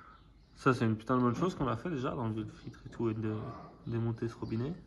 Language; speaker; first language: French; native; French